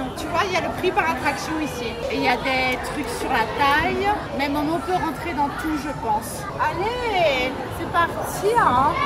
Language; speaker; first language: French; native; French